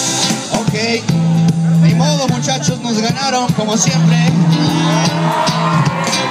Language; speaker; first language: Spanish; native; Spanish